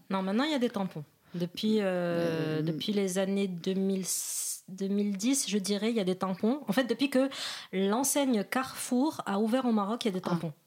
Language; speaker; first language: French; non-native, local second language; Arabic